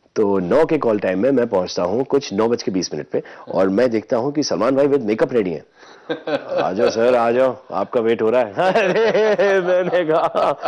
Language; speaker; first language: Hindi; native; Hindi